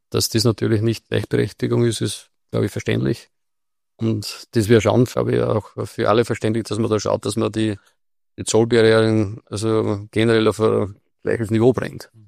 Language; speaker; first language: German; native; German